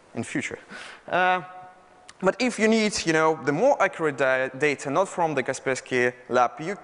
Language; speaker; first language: English; non-native, fluent; Russian